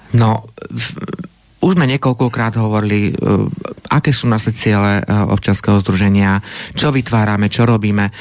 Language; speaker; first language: Slovak; native; Slovak